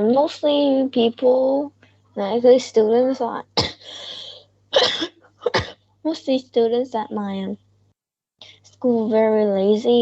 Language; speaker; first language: English; non-native, learner; Vietnamese